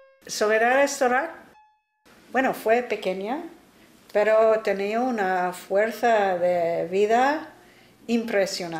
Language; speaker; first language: Spanish; non-native, fluent; English